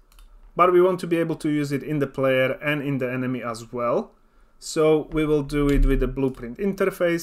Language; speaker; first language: English; non-native, fluent; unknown